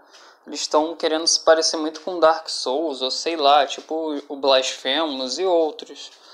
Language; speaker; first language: Portuguese; native; Portuguese